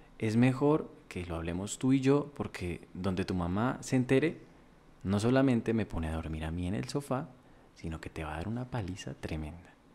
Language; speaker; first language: Spanish; native; Spanish